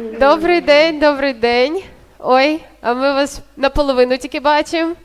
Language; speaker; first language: Ukrainian; native; Ukrainian